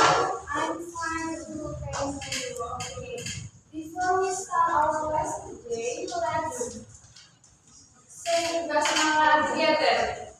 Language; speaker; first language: English; non-native, learner; Indonesian